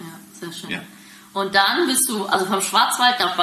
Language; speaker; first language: German; native; German